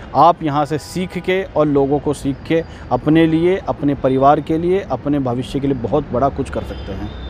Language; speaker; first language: Hindi; native; Hindi